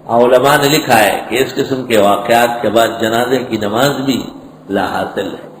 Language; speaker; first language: Urdu; non-native, local second language; Pashto